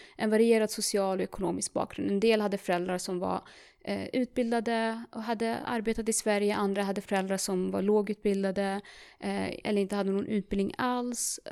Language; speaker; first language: Swedish; early bilingual, other home language; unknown